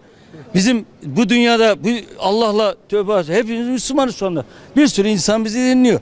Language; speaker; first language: Turkish; native; Turkish